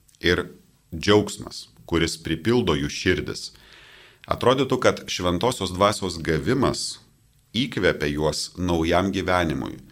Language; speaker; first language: Lithuanian; non-native, local second language; Polish